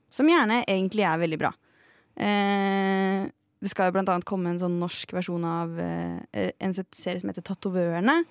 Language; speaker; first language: Norwegian; native; Norwegian